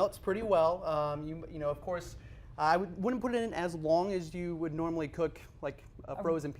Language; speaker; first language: English; native; English